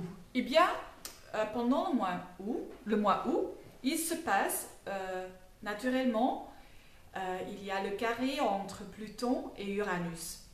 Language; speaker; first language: French; non-native, fluent; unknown